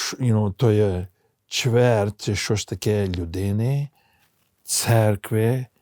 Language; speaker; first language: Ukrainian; early bilingual, heritage; English